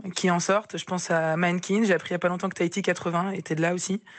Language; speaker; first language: French; native; French